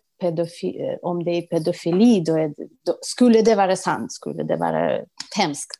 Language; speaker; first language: Swedish; non-native, fluent; Russian